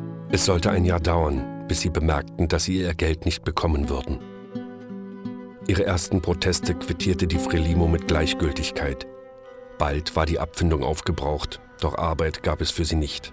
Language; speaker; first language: German; native; German